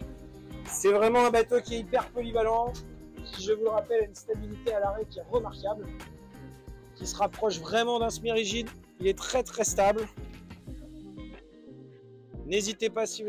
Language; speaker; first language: French; native; French